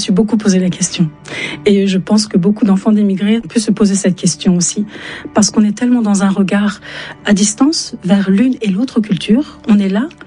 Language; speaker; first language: French; non-native, local second language; Turkish